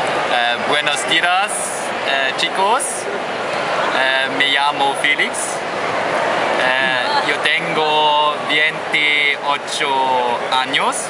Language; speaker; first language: Spanish; non-native, learner; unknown